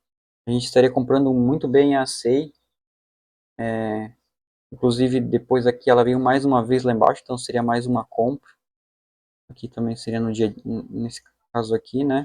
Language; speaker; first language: Portuguese; native; Portuguese